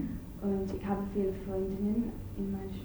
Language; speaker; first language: German; non-native, learner; English